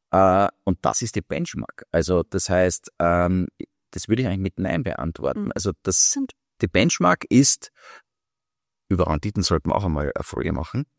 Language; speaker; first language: German; native; German